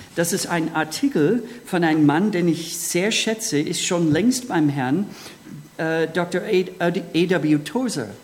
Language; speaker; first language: German; non-native, fluent; English